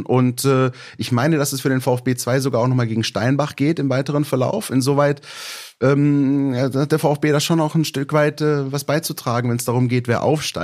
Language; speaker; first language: German; native; German